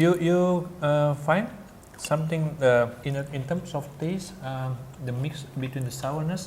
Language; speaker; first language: English; non-native, fluent; Indonesian